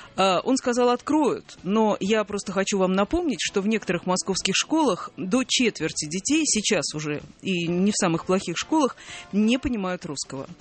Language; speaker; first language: Russian; native; Russian